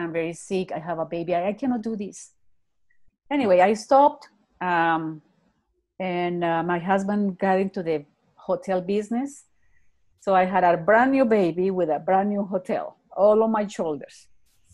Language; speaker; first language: English; non-native, fluent; Spanish